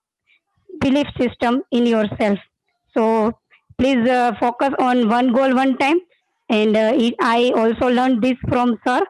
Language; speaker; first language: English; non-native, learner; Gujarati